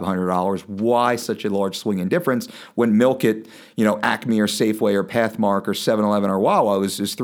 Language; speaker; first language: English; native; English